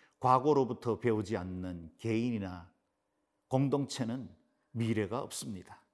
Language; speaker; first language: Korean; native; Korean